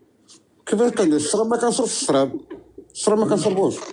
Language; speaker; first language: Arabic; native; Arabic